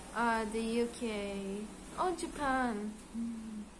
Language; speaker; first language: English; non-native, learner; Hebrew